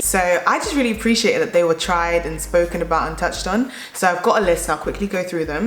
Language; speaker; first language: English; native; English